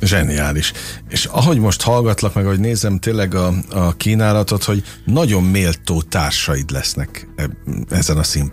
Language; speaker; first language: Hungarian; native; Hungarian